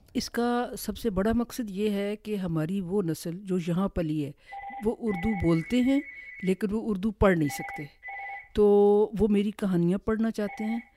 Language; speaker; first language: Urdu; native; Urdu